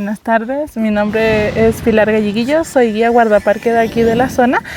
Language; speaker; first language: Spanish; native; Spanish